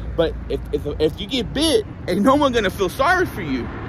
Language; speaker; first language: English; native; English